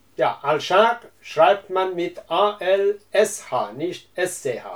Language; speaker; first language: German; non-native, learner; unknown